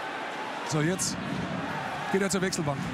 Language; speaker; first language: German; native; German